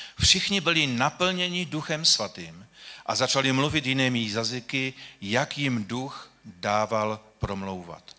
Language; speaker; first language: Czech; non-native, local second language; Polish